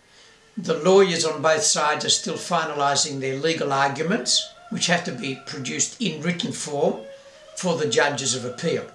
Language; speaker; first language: English; native; English